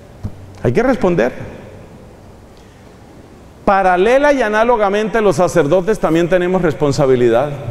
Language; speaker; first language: Spanish; native; Spanish